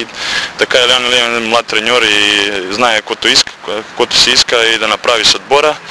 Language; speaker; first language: Bulgarian; non-native, learner; Croatian